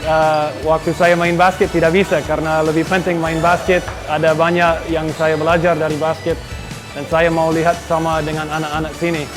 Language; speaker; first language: Indonesian; non-native, fluent; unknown